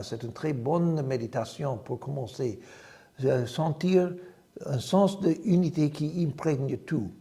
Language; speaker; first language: French; non-native, fluent; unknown